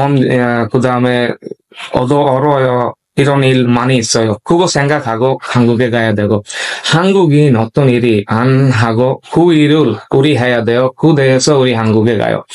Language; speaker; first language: Korean; non-native, learner; Bangla